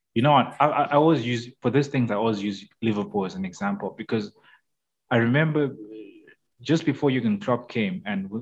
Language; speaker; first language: English; non-native, local second language; Shona